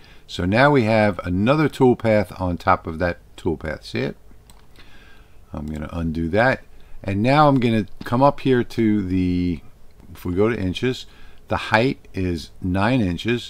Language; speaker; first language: English; native; English